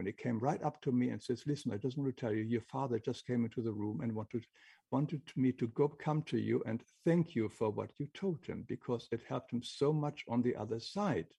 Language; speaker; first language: English; non-native, fluent; German